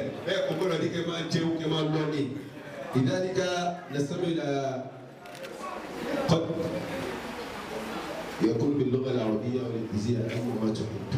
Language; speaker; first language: Arabic; non-native, learner; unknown